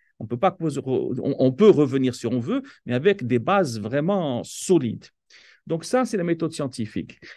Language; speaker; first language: French; non-native, local second language; Kabyle